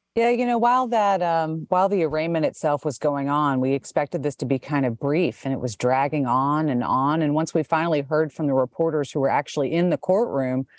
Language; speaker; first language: English; native; English